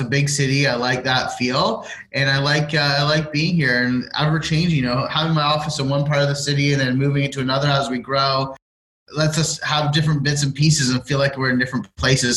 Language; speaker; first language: English; native; English